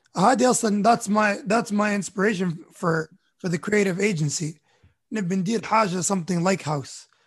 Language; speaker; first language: English; early bilingual, other home language; Arabic